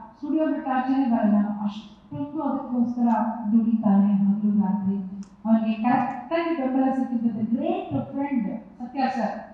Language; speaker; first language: Kannada; native; Kannada